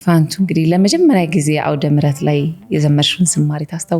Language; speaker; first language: Amharic; native; Amharic